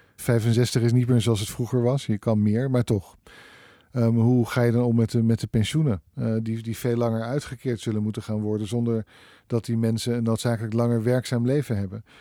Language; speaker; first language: Dutch; native; Dutch